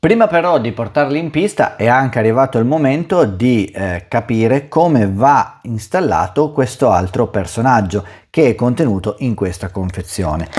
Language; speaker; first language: Italian; native; Italian